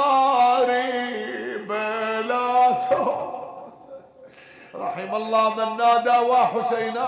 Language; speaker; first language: Arabic; native; Arabic